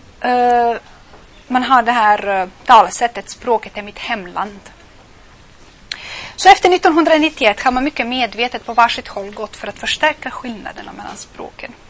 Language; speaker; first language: Swedish; non-native, fluent; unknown